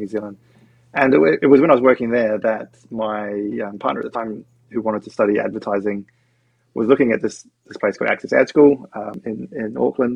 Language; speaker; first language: English; native; English